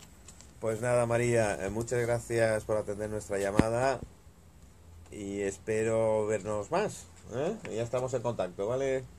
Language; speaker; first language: Spanish; native; Spanish